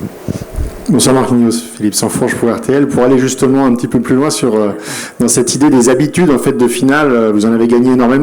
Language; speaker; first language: French; native; French